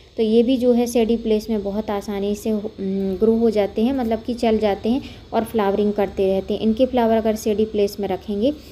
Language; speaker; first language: Hindi; non-native, local second language; Gujarati